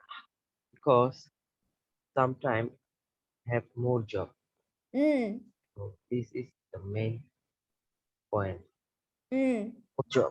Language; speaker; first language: English; non-native, learner; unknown